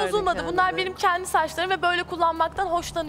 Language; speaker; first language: Turkish; native; Turkish